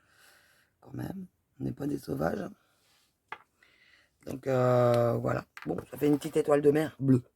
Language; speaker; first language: French; native; French